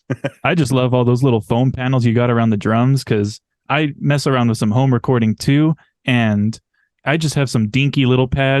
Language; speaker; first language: English; native; English